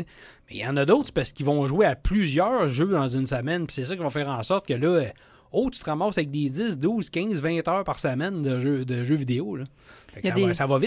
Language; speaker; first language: French; native; French